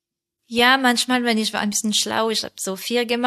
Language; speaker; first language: German; non-native, fluent; French